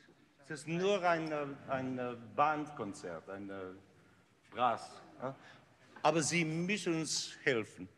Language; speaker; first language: German; non-native, learner; English